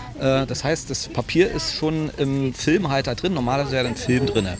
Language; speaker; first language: German; native; German